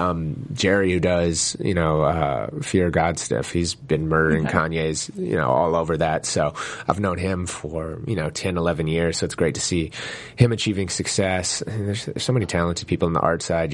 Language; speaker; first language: English; native; English